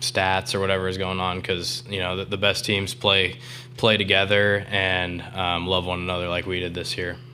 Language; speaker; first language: English; native; English